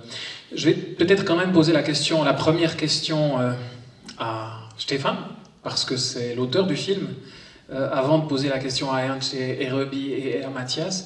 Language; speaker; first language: French; native; French